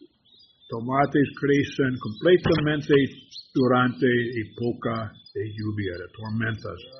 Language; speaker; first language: Spanish; non-native, learner; English